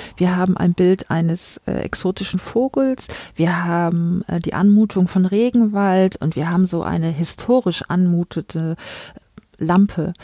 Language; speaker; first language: German; native; German